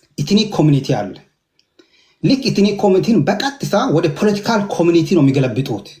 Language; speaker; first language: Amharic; non-native, local second language; Hadiyya